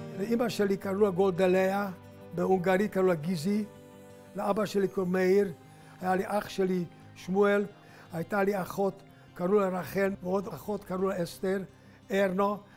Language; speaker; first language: Hebrew; non-native, fluent; Hungarian